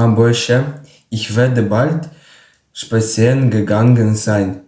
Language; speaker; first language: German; non-native, learner; Ukrainian